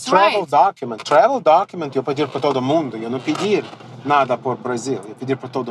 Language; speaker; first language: Portuguese; non-native, learner; Spanish